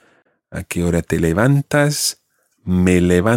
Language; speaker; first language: Spanish; non-native, fluent; English